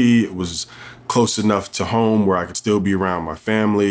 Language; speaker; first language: English; native; English